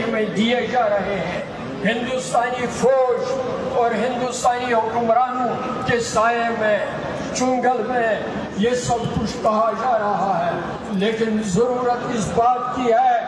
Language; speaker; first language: Urdu; non-native, local second language; Kashmiri